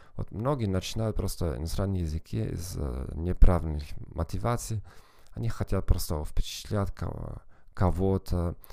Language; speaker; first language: Russian; non-native, fluent; German